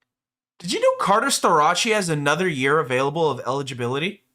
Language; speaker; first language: English; native; English